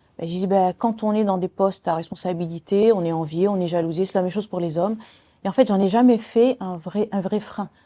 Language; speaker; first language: French; non-native, local second language; Arabic